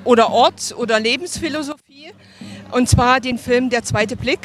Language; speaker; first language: German; native; German